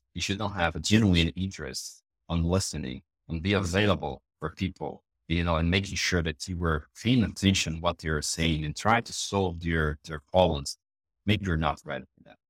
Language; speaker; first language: English; non-native, fluent; Portuguese